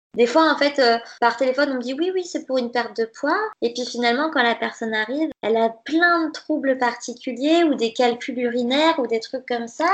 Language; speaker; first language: French; native; French